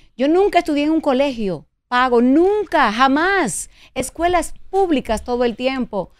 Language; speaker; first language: Spanish; native; Spanish